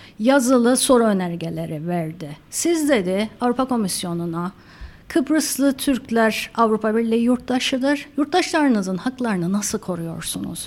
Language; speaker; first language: Turkish; native; Turkish